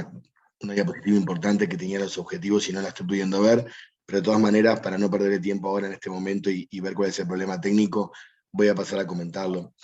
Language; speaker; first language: Spanish; native; Spanish